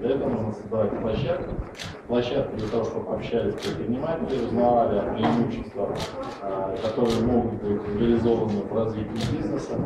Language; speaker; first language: Russian; native; Russian